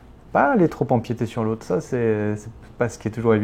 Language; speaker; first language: French; native; French